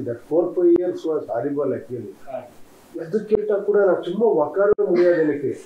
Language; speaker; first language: Tamil; non-native, learner; Kannada